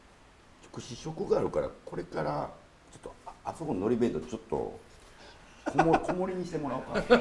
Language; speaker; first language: Japanese; native; Japanese